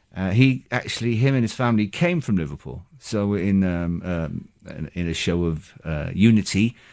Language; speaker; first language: English; native; English